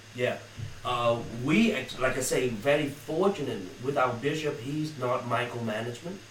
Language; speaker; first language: English; non-native, fluent; Vietnamese